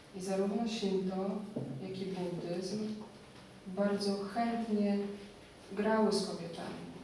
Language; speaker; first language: Polish; native; Polish